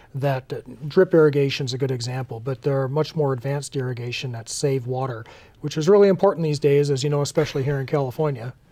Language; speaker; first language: English; native; English